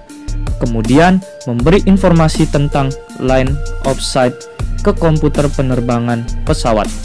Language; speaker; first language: Indonesian; native; Indonesian